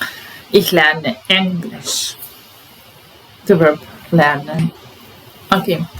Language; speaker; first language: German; non-native, fluent; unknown